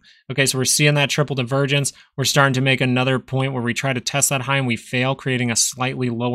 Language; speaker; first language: English; native; English